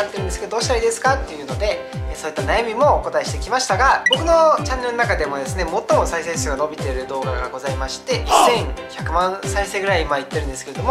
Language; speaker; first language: Japanese; non-native, fluent; Korean